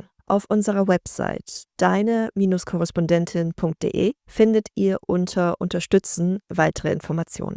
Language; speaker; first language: German; native; German